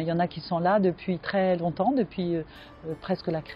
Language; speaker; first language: French; native; French